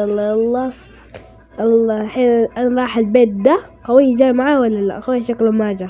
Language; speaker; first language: Arabic; native; Arabic